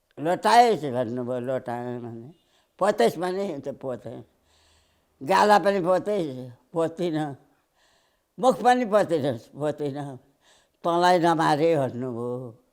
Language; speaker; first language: Nepali; early bilingual, heritage; Nepali